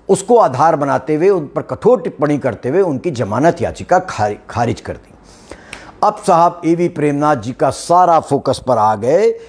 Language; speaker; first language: Hindi; native; Hindi